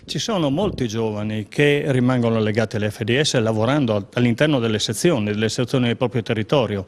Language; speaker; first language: Italian; native; Italian